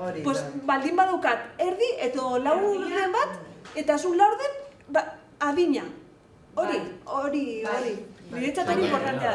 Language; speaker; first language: Basque; non-native, local second language; Spanish